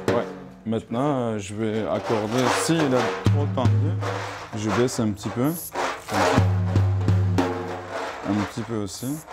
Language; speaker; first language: French; non-native, learner; Kurdish